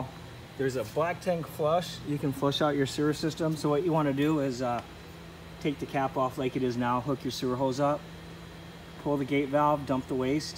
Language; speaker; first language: English; native; English